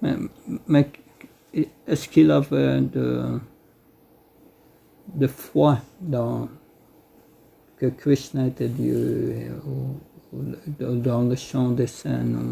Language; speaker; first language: French; non-native, fluent; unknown